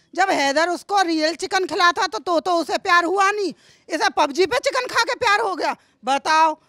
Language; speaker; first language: Hindi; native; Hindi